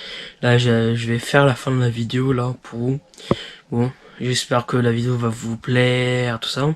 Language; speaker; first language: French; native; French